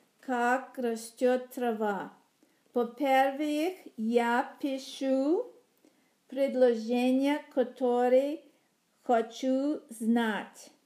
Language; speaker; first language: Russian; non-native, learner; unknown